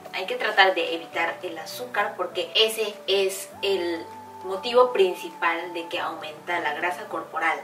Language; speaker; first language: Spanish; non-native, fluent; Korean